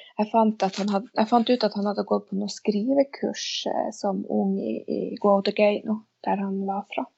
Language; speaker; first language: Swedish; non-native, fluent; Northern Sami